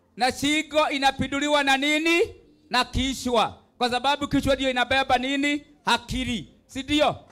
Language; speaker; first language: Swahili; non-native, local second language; Kikuyu